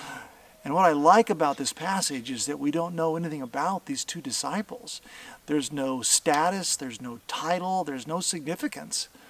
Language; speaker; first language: English; native; English